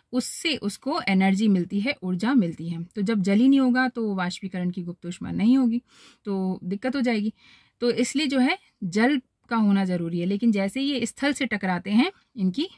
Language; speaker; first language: Hindi; native; Hindi